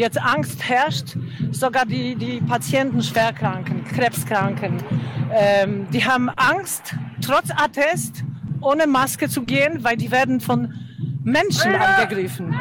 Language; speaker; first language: German; non-native, fluent; Polish